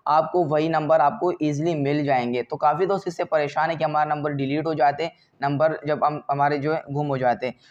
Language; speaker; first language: Urdu; non-native, local second language; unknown